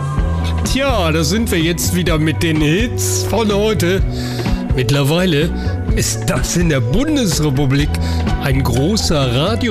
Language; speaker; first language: German; native; German